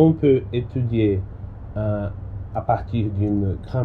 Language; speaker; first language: French; non-native, learner; Portuguese